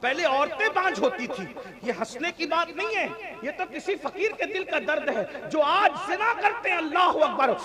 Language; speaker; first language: Urdu; native; Urdu